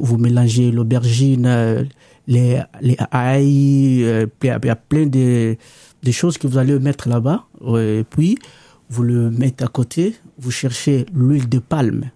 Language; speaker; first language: French; non-native, local second language; Lingala